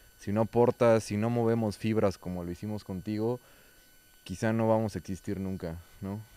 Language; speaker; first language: Spanish; native; Spanish